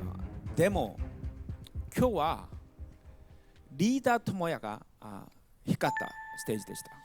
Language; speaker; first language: Japanese; non-native, fluent; Korean